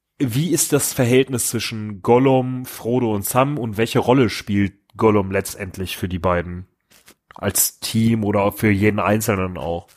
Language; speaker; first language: German; native; German